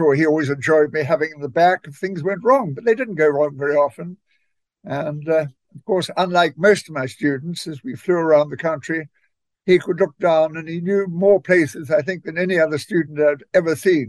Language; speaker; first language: English; native; English